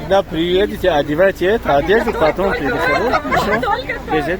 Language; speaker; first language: Russian; non-native, local second language; Tajik